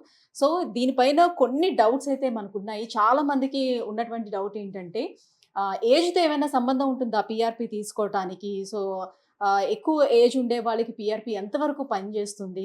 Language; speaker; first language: Telugu; native; Telugu